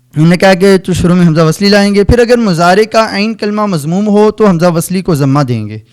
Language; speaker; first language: Urdu; native; Urdu